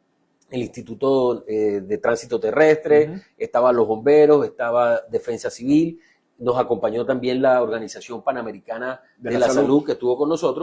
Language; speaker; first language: Spanish; native; Spanish